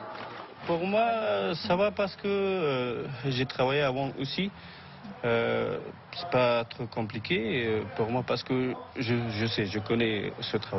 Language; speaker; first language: French; non-native, learner; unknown